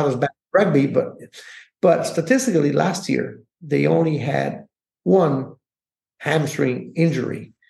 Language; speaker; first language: English; non-native, fluent; Italian